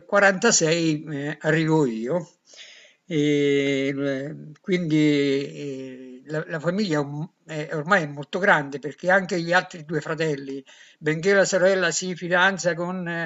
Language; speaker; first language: Italian; native; Italian